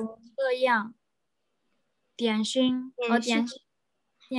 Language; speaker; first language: Chinese; non-native, learner; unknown